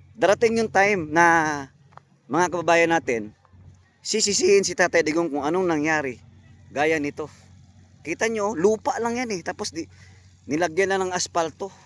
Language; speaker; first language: Filipino; non-native, local second language; Cebuano